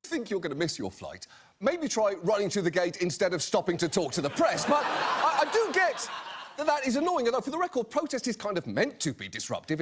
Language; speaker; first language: English; native; English